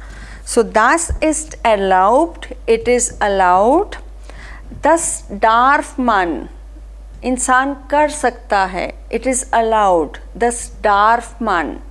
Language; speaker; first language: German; non-native, fluent; Hindi